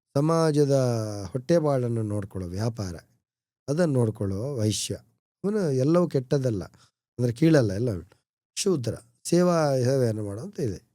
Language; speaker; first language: Kannada; non-native, local second language; Tulu